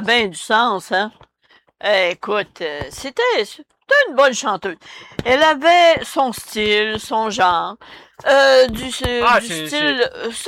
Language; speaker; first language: French; native; French